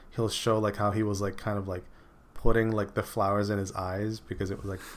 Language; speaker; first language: English; early bilingual, other home language; Filipino